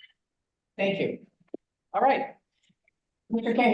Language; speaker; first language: English; native; English